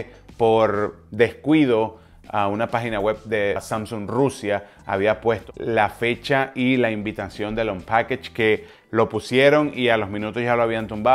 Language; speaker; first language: Spanish; native; Spanish